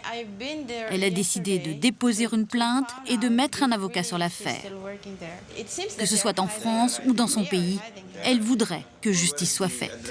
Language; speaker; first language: French; native; French